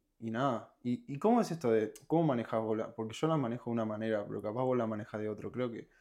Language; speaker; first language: Spanish; native; Spanish